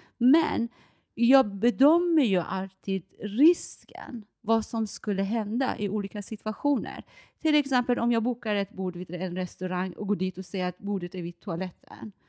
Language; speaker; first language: Swedish; non-native, fluent; Persian